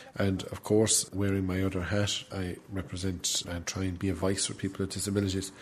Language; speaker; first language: English; native; English